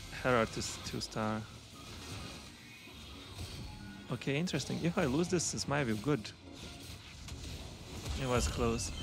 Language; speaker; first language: English; non-native, fluent; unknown